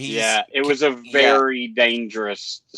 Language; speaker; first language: English; native; English